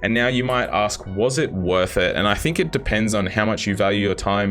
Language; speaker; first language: English; native; English